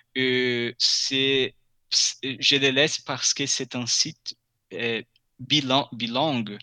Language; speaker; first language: French; non-native, fluent; Portuguese